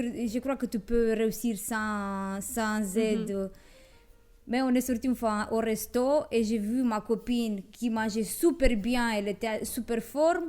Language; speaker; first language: French; non-native, fluent; Romanian